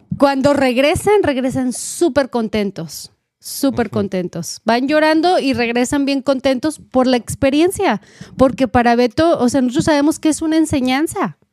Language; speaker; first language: Spanish; native; Spanish